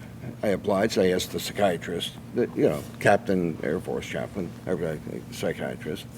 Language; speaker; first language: English; native; English